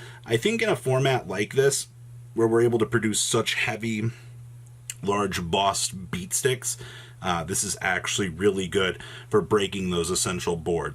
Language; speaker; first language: English; native; English